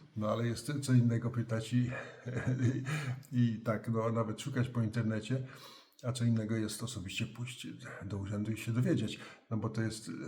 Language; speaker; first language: Polish; native; Polish